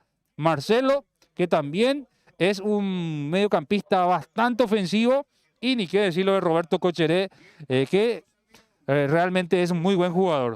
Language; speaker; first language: Spanish; native; Spanish